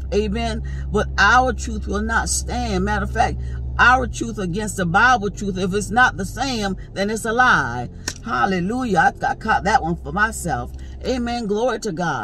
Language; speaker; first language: English; native; English